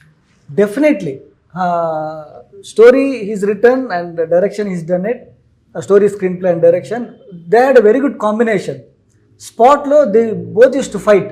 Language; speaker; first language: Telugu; non-native, learner; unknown